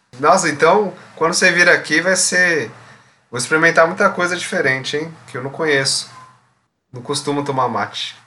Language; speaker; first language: Portuguese; native; Portuguese